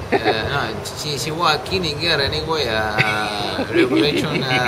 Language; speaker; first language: English; non-native, learner; Spanish